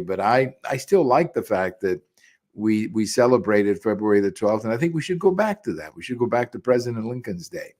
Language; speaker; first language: English; early bilingual, other home language; Spanish